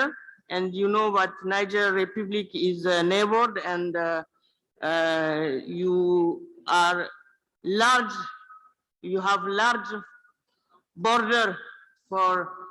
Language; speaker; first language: English; non-native, learner; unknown